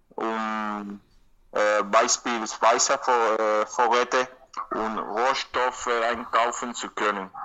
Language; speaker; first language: German; non-native, learner; Spanish